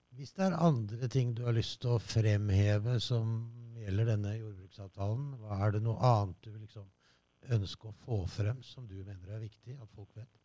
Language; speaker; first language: Norwegian; native; Norwegian